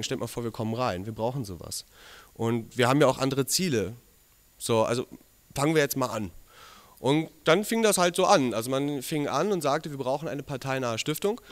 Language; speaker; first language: German; native; German